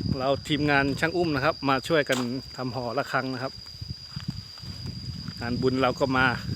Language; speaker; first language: Thai; native; Thai